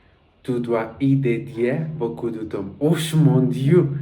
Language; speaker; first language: French; non-native, learner; Spanish